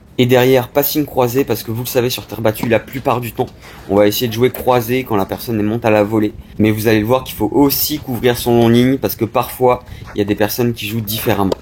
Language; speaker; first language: French; native; French